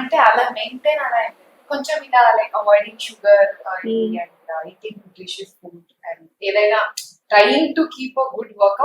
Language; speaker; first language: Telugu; non-native, learner; Kannada